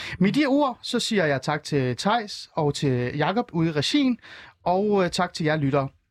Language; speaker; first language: Danish; early bilingual, other home language; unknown